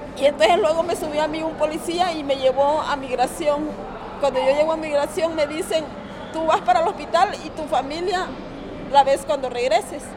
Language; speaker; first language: Spanish; native; Spanish